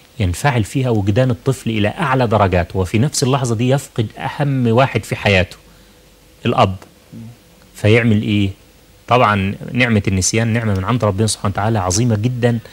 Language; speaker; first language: Arabic; native; Arabic